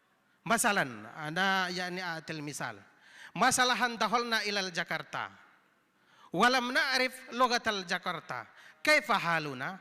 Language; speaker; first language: Arabic; non-native, fluent; Indonesian